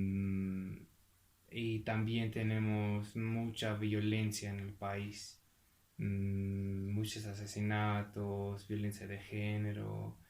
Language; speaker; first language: Spanish; non-native, fluent; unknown